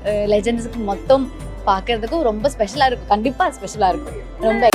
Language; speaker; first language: Tamil; non-native, learner; Malayalam